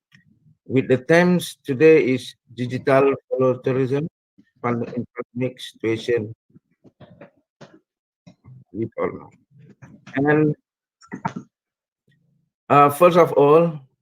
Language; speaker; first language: English; non-native, fluent; Indonesian